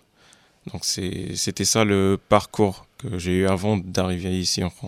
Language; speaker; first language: French; non-native, local second language; Arabic